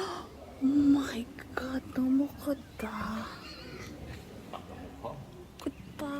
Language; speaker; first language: Korean; non-native, learner; Filipino